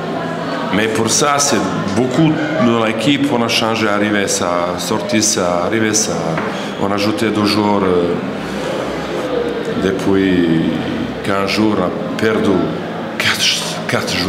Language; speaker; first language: French; non-native, learner; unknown